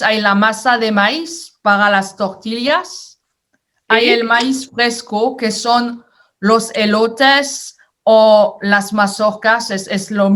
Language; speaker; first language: Spanish; non-native, fluent; French